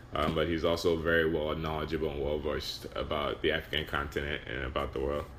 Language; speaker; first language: English; non-native, local second language; Yoruba